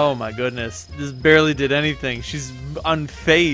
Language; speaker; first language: English; native; English